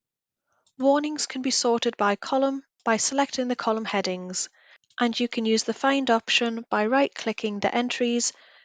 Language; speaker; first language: English; native; English